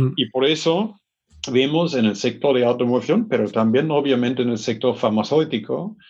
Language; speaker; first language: Spanish; non-native, fluent; German